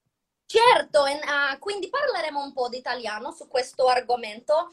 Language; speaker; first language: Italian; non-native, learner; Portuguese